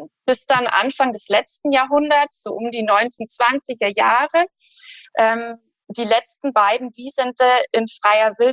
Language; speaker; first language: German; native; German